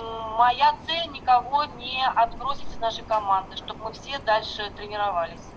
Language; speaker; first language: Russian; native; Russian